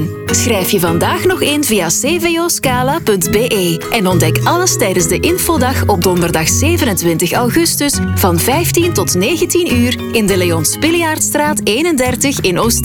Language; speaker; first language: Dutch; native; Dutch